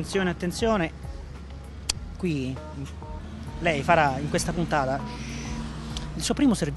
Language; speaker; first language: Italian; native; Italian